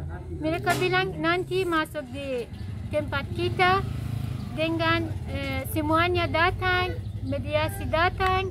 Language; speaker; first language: Indonesian; non-native, learner; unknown